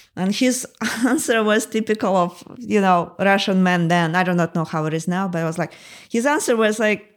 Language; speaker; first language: English; non-native, fluent; Russian